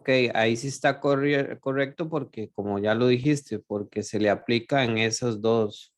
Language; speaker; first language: Spanish; native; Spanish